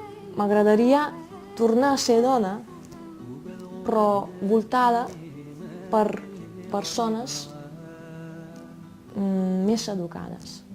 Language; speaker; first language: Catalan; non-native, fluent; Romanian